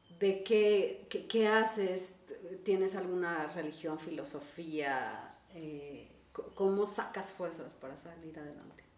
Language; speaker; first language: Spanish; native; Spanish